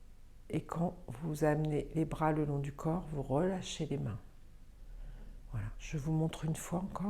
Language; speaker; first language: French; native; French